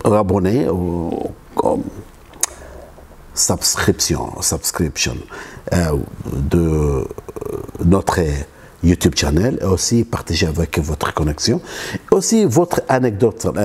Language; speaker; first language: French; non-native, learner; Arabic